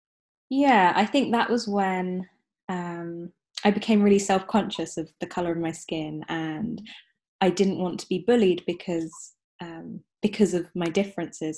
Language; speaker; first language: English; native; English